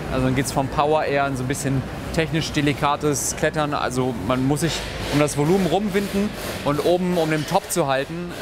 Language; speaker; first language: German; native; German